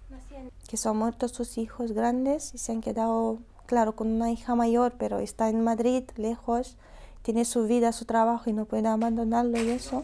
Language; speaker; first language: Spanish; non-native, fluent; Romanian